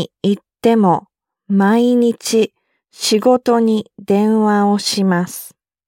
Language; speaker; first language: Japanese; non-native, learner; English